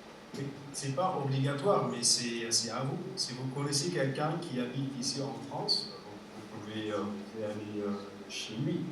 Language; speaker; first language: French; non-native, fluent; Arabic